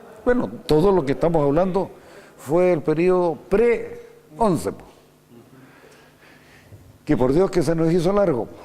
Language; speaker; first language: Spanish; native; Spanish